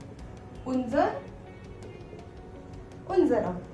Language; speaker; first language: German; non-native, fluent; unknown